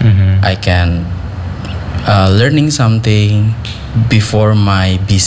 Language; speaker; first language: English; non-native, learner; Indonesian